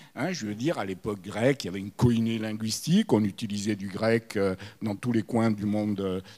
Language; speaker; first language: French; early bilingual, other home language; Italian